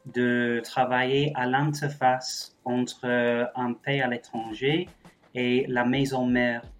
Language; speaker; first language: French; non-native, fluent; English